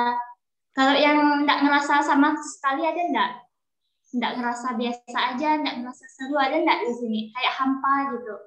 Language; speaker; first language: Indonesian; native; Indonesian